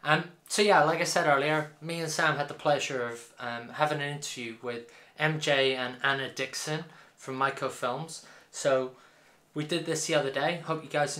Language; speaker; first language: English; native; English